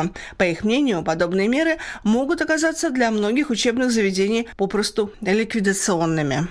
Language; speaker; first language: Russian; native; Russian